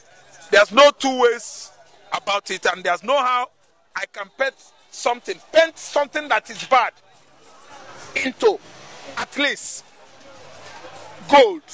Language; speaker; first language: English; non-native, local second language; Igbo